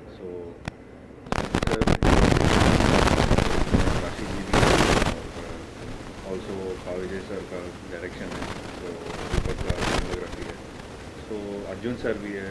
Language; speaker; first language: Hindi; non-native, local second language; Tamil